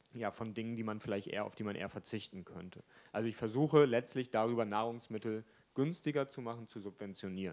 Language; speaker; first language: German; native; German